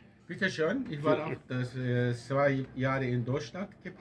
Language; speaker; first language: German; non-native, learner; Turkish